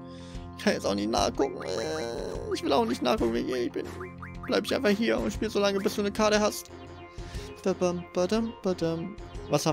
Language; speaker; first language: German; native; German